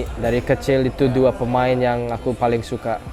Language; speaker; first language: Indonesian; early bilingual, heritage; English